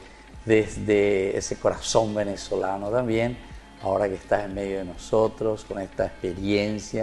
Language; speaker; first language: Spanish; native; Spanish